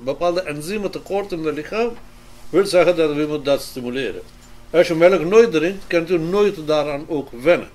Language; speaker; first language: Dutch; non-native, fluent; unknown